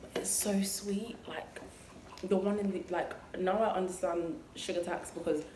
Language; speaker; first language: English; native; English